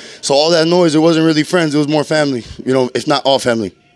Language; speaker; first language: English; early bilingual, other home language; Spanish